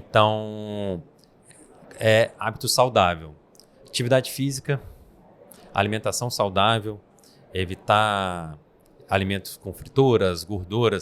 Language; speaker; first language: Portuguese; native; Portuguese